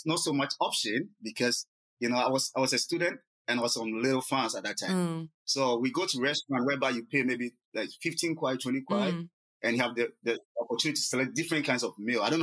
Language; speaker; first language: English; non-native, local second language; Akan